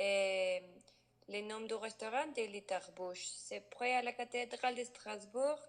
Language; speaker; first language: French; non-native, learner; Spanish